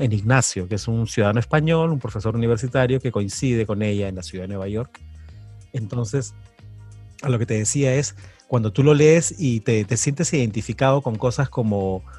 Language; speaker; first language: Spanish; native; Spanish